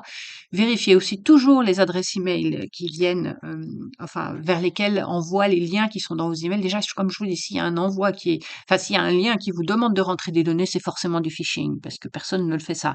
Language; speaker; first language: French; native; French